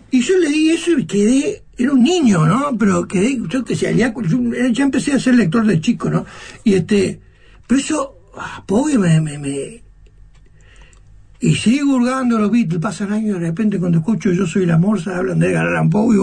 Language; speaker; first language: Spanish; native; Spanish